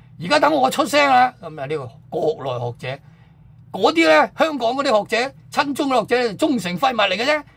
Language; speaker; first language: Chinese; non-native, local second language; Cantonese